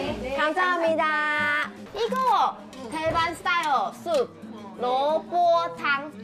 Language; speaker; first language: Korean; non-native, learner; Chinese